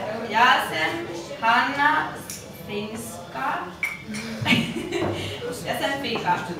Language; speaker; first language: Czech; non-native, learner; Finnish